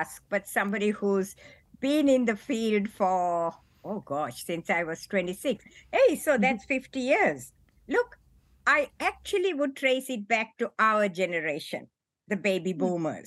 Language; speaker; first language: English; non-native, local second language; Sinhala